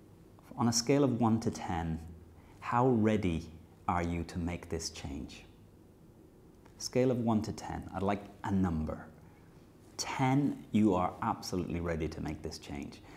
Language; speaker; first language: English; native; English